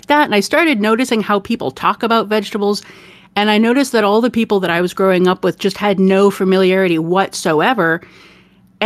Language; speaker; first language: English; native; English